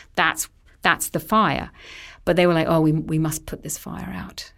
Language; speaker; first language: English; native; English